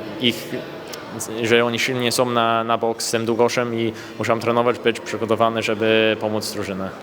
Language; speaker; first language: Polish; early bilingual, heritage; English